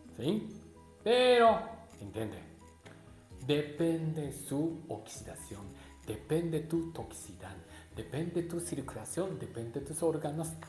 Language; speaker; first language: Spanish; non-native, learner; Japanese